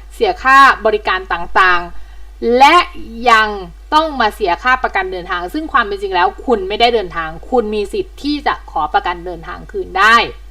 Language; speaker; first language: Thai; native; Thai